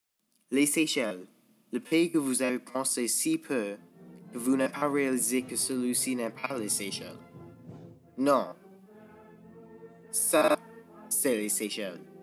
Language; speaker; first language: French; non-native, learner; English